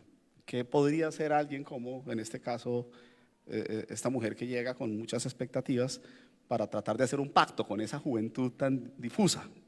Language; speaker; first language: Spanish; native; Spanish